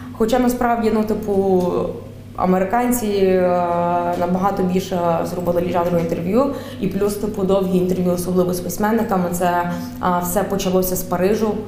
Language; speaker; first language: Ukrainian; native; Ukrainian